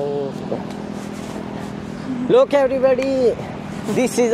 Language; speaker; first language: English; non-native, learner; Urdu